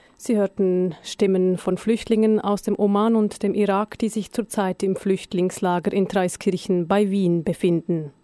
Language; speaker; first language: German; native; German